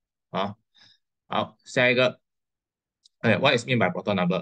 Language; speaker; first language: English; non-native, local second language; Chinese